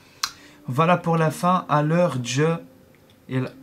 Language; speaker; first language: French; non-native, learner; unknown